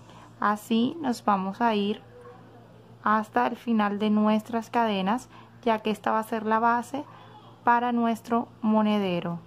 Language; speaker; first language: Spanish; native; Spanish